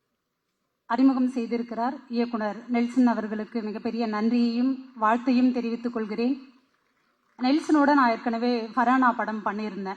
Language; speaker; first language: Tamil; native; Tamil